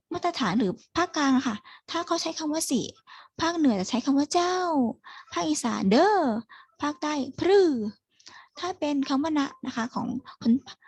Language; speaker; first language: Thai; native; Thai